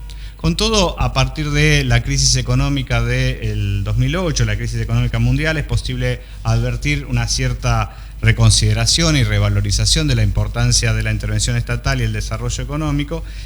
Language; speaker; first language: Spanish; native; Spanish